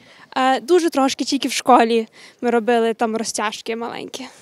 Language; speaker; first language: Ukrainian; early bilingual, other home language; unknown